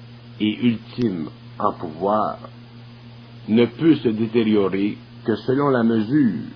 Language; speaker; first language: French; native; French